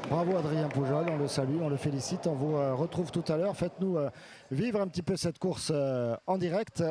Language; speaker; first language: French; native; French